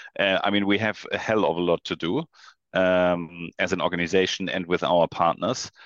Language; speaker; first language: English; non-native, fluent; German